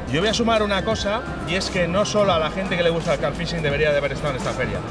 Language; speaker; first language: Spanish; native; Spanish